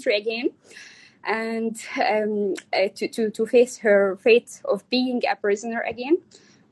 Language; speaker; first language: English; non-native, learner; Arabic